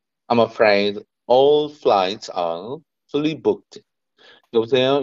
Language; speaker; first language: English; non-native, learner; Korean